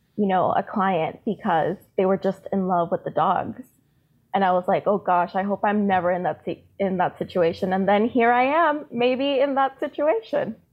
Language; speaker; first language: English; native; English